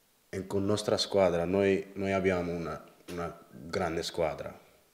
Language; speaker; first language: Italian; non-native, learner; Dutch